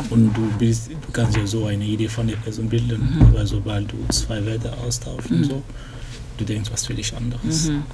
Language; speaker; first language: German; early bilingual, other home language; French